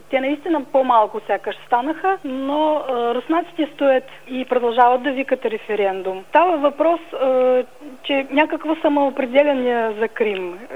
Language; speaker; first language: Bulgarian; early bilingual, heritage; Bulgarian